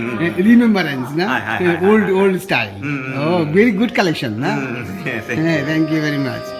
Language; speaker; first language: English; non-native, learner; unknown